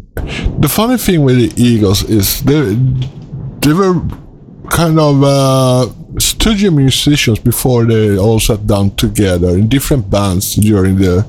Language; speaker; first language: English; non-native, fluent; Swedish